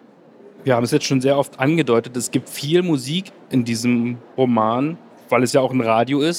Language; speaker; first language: German; native; German